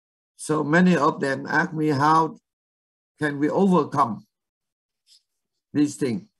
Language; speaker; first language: English; non-native, learner; Vietnamese